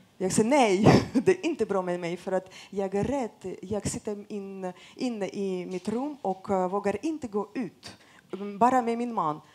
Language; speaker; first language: Swedish; non-native, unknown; Russian